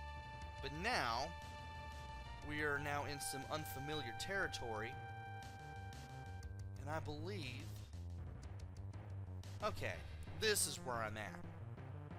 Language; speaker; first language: English; native; English